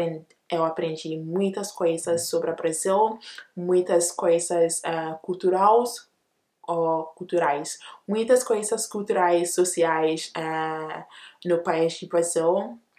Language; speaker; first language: Portuguese; non-native, learner; Akan